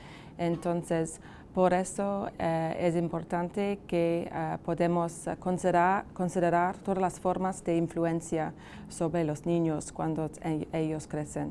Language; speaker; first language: Spanish; non-native, fluent; English